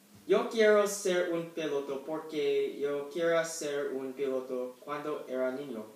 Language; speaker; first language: Spanish; non-native, learner; English